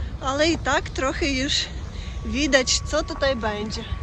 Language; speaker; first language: Polish; non-native, learner; Ukrainian